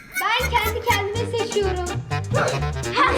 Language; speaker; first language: Turkish; early bilingual, heritage; Turkish